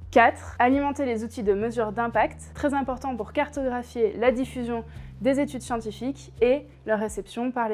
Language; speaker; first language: French; native; French